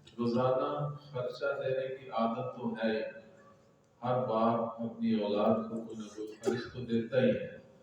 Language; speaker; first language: Urdu; non-native, local second language; Punjabi